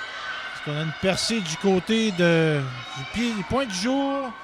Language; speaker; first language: French; native; French